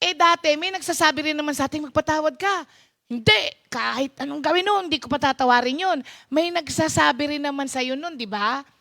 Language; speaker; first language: Filipino; non-native, local second language; Pampanga